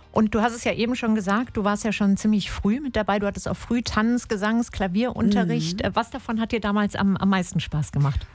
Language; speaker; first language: German; native; German